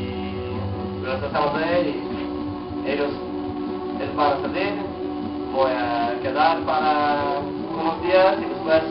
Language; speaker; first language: Spanish; non-native, learner; English